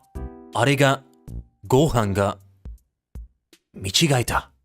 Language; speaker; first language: Japanese; non-native, learner; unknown